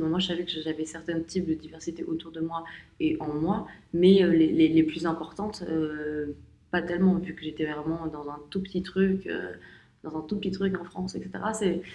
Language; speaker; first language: French; native; French